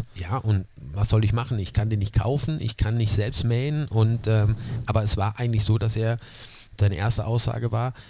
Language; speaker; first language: German; native; German